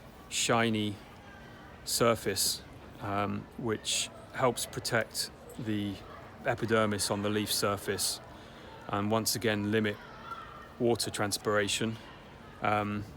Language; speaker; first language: English; native; English